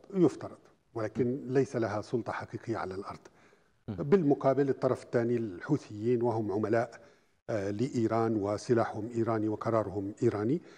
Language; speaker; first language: Arabic; native; Arabic